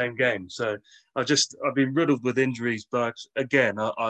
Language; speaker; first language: English; native; English